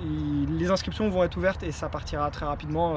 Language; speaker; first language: French; native; French